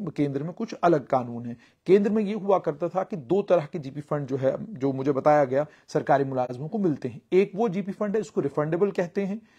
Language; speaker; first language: Hindi; non-native, local second language; Kashmiri